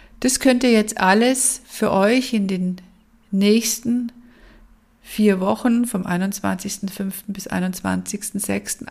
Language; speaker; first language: German; native; German